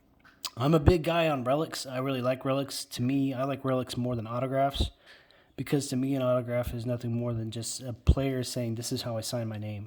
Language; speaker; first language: English; native; English